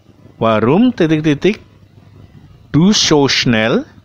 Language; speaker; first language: German; non-native, fluent; Indonesian